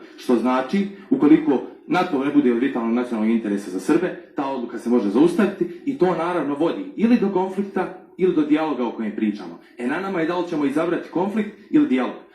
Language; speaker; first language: Serbian; native; Serbian